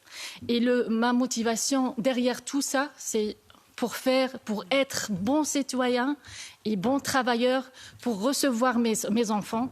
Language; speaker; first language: French; non-native, learner; Arabic